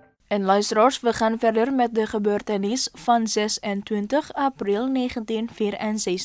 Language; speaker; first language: Dutch; non-native, fluent; Indonesian